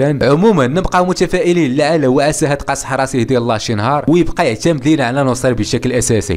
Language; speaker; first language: Arabic; native; Arabic